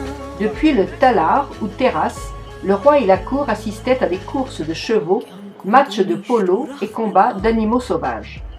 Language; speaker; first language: French; native; French